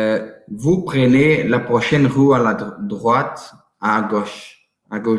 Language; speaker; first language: French; non-native, learner; Portuguese